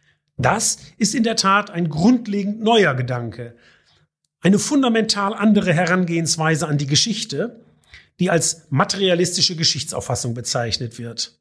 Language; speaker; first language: German; native; German